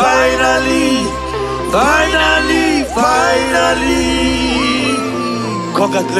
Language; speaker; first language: English; non-native, local second language; Igbo